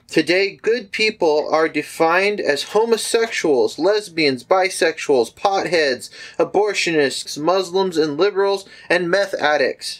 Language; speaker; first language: English; native; English